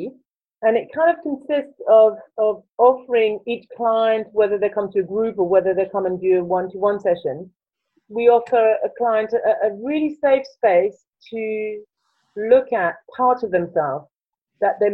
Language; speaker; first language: English; non-native, fluent; French